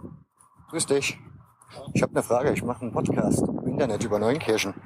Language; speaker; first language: German; native; German